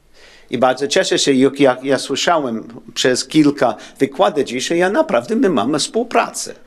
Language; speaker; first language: Polish; non-native, learner; English